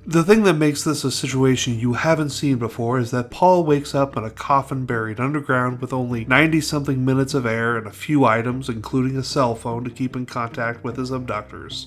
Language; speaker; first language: English; native; English